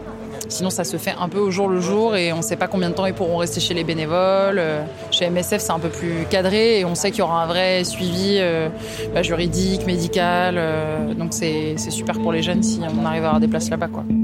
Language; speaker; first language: French; native; French